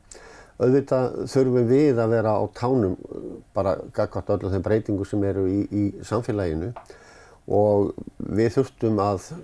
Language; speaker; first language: Icelandic; native; Icelandic